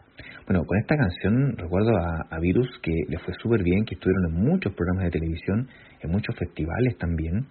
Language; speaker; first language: Spanish; native; Spanish